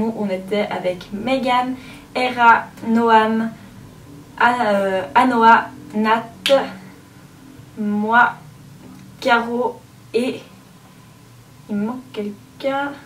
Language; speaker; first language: French; native; French